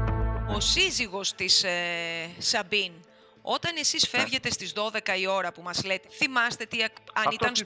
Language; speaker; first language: Greek; native; Greek